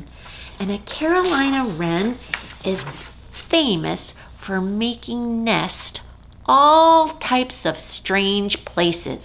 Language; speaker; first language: English; native; English